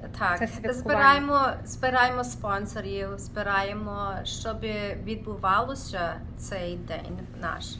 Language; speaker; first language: Ukrainian; early bilingual, heritage; Ukrainian